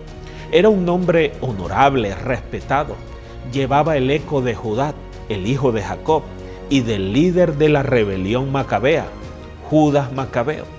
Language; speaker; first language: Spanish; native; Spanish